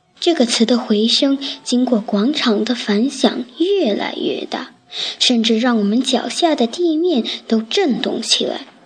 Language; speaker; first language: Chinese; native; Chinese